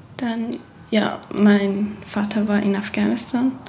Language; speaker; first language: German; non-native, learner; Persian